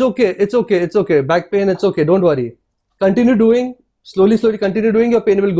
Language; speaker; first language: Hindi; native; Hindi